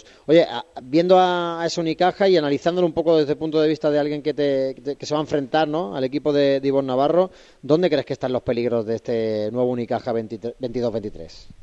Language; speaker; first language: Spanish; native; Spanish